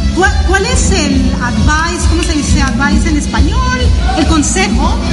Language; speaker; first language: Spanish; native; Spanish